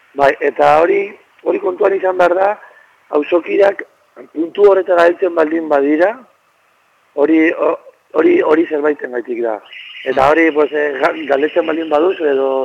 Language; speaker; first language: Basque; non-native, local second language; Spanish